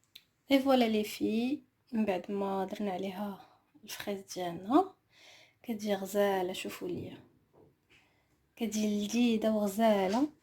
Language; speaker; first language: Arabic; native; Arabic